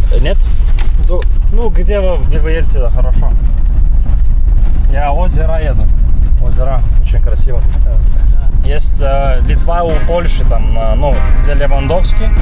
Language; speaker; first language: Russian; non-native, learner; Lithuanian